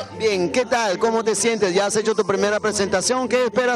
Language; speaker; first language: Spanish; native; Spanish